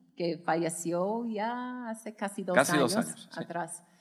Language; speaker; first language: Spanish; non-native, fluent; English